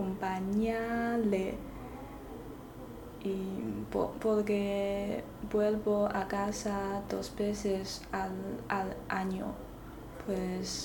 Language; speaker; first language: Spanish; non-native, learner; Chinese